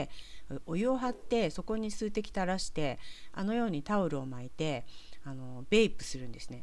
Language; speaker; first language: Japanese; native; Japanese